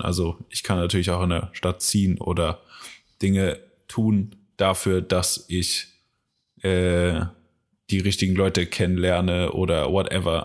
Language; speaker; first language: German; native; German